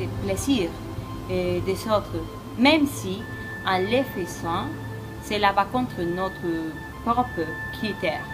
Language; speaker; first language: French; non-native, learner; Spanish